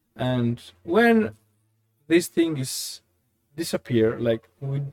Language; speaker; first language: English; non-native, fluent; Greek